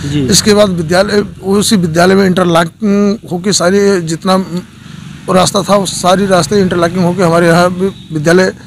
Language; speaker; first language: Hindi; native; Hindi